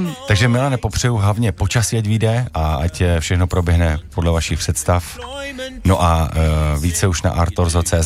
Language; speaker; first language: Czech; native; Czech